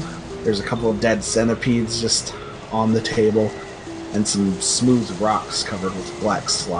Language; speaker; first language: English; native; English